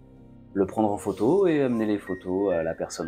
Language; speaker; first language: French; native; French